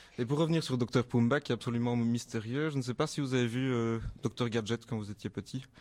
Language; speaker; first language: French; native; French